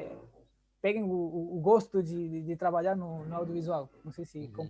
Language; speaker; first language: Portuguese; non-native, learner; Spanish